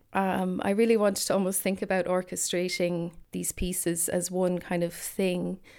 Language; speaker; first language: English; native; English